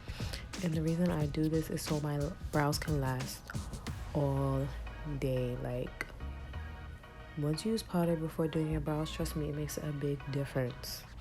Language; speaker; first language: English; native; English